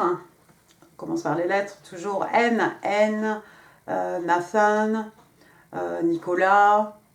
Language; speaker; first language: French; native; French